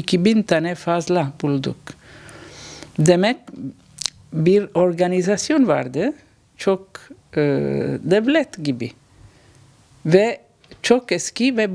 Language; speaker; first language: Turkish; non-native, learner; Italian